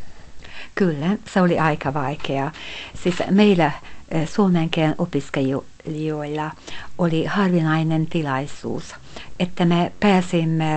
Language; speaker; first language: Finnish; non-native, fluent; Hungarian